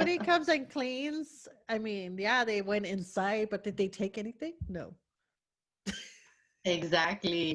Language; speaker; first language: English; early bilingual, other home language; Spanish